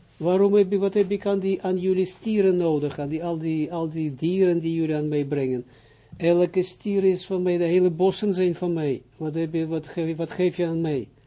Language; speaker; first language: Dutch; non-native, fluent; Hebrew